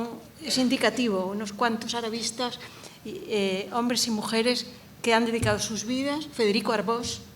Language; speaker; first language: Spanish; native; Spanish